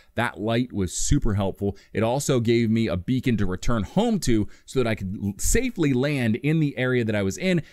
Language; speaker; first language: English; native; English